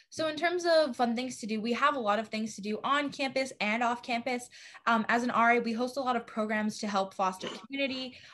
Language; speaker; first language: English; native; English